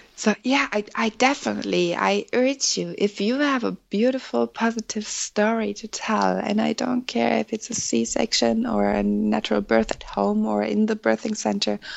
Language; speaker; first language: English; non-native, fluent; German